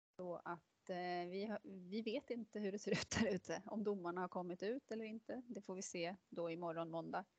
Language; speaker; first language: Swedish; native; Swedish